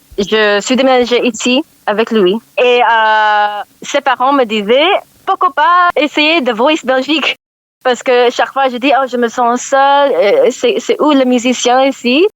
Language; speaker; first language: French; non-native, learner; English